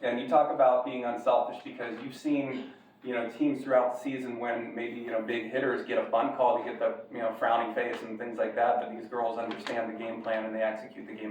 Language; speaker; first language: English; native; English